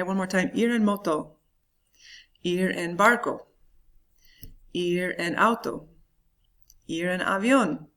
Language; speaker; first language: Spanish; non-native, fluent; English